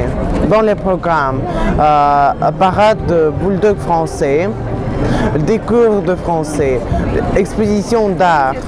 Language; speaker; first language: French; non-native, learner; Russian